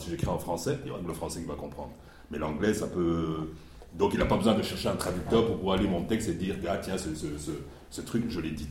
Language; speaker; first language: French; non-native, local second language; Lingala